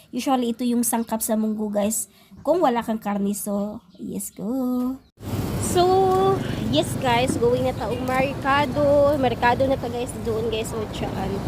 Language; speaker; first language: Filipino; non-native, local second language; Cebuano